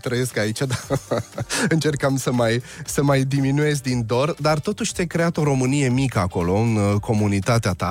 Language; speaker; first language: Romanian; native; Romanian